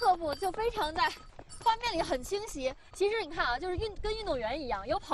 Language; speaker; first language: Chinese; native; Chinese